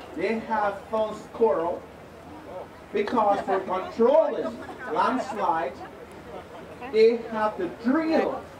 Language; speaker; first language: English; non-native, fluent; Spanish